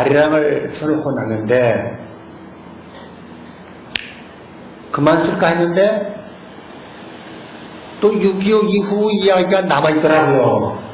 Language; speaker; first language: Korean; native; Korean